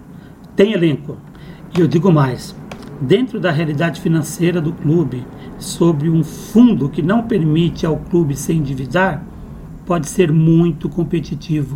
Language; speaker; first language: Portuguese; native; Portuguese